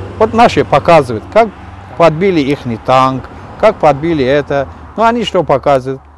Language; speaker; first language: Russian; non-native, local second language; Azerbaijani